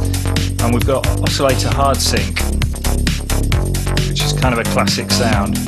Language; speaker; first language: English; native; English